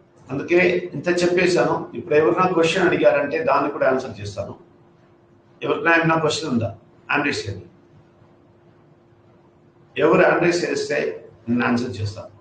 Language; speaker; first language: Telugu; non-native, fluent; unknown